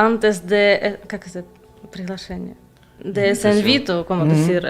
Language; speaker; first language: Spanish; non-native, learner; Russian